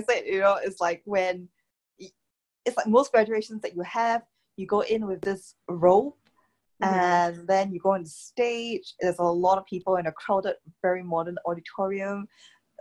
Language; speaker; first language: English; native; English